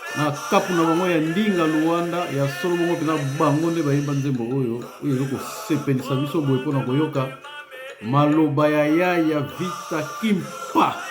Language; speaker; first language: Lingala; non-native, local second language; Kongo